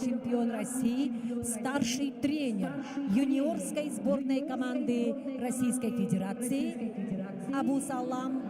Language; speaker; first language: Russian; native; Russian